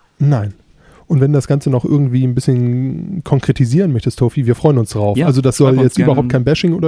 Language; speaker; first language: German; native; German